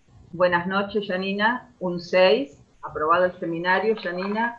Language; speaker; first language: Spanish; native; Spanish